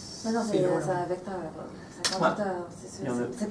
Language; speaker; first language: French; native; French